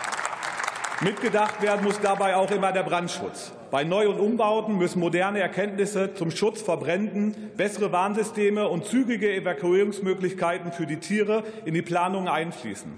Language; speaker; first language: German; native; German